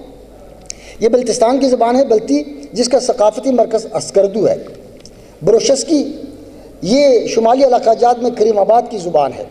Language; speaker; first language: Urdu; non-native, local second language; Northern Hindko